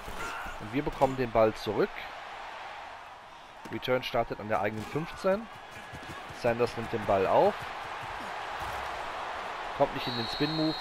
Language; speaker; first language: German; native; German